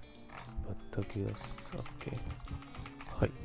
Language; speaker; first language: Japanese; non-native, learner; Chinese